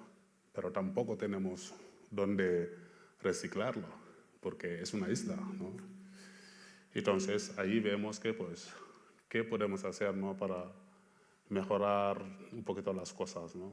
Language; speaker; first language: Spanish; non-native, fluent; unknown